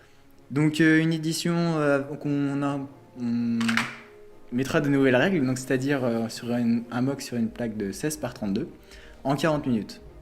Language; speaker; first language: French; native; French